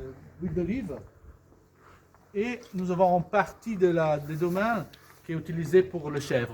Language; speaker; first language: French; non-native, fluent; Italian